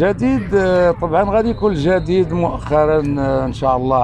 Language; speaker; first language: Arabic; native; Arabic